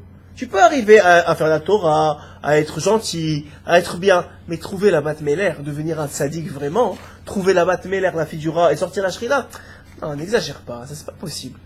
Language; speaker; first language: French; native; French